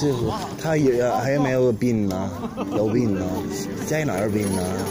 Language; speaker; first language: Chinese; non-native, learner; Turkish